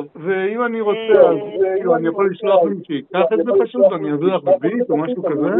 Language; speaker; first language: Hebrew; native; Hebrew